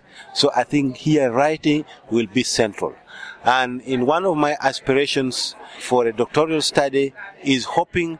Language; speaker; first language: English; non-native, local second language; Acoli